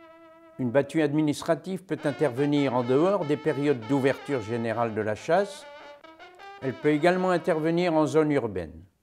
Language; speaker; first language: French; native; French